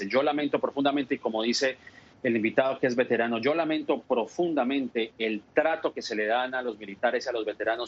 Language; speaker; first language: Spanish; native; Spanish